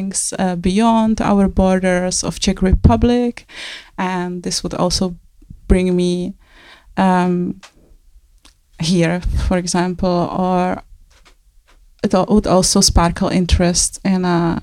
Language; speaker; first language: English; non-native, fluent; Czech